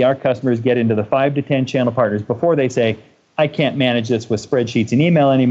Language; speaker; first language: English; native; English